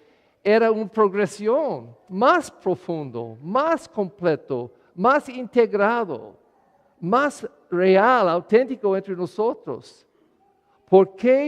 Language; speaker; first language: Spanish; non-native, fluent; English